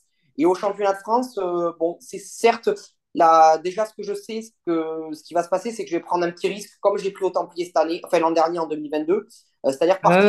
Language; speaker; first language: French; native; French